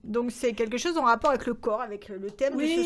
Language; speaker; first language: French; native; French